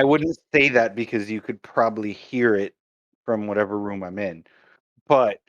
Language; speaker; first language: English; native; English